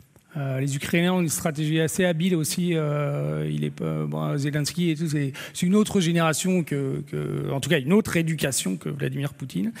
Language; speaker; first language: French; native; French